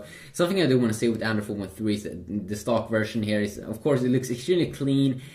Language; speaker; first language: English; non-native, fluent; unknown